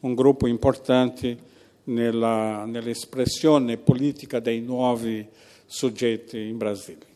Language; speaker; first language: Italian; non-native, fluent; Portuguese